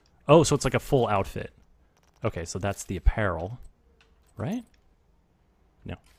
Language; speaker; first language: English; native; English